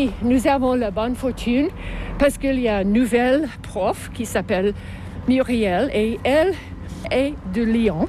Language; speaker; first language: French; non-native, fluent; English